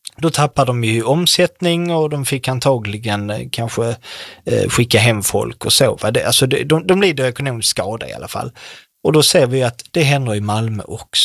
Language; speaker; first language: Swedish; native; Swedish